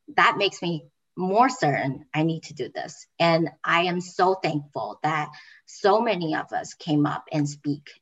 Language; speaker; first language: English; non-native, fluent; Chinese